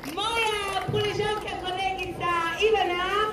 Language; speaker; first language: Croatian; native; Croatian